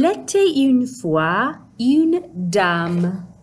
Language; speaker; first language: French; non-native, fluent; English